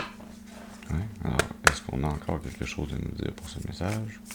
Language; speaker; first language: French; native; French